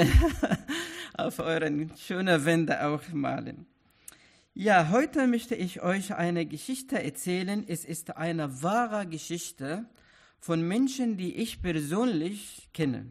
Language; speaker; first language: German; non-native, fluent; Arabic